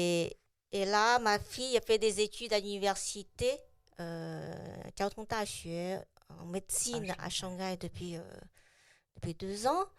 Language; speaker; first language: French; non-native, fluent; Chinese